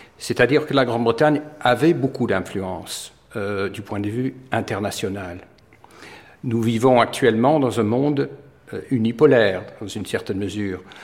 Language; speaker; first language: French; non-native, fluent; English